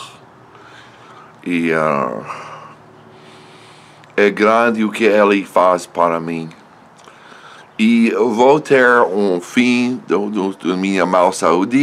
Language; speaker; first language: Portuguese; non-native, learner; English